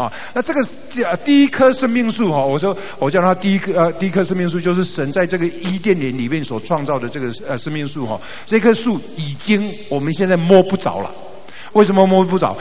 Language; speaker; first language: Chinese; native; Chinese